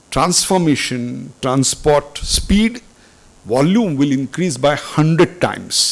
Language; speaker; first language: English; non-native, local second language; Marathi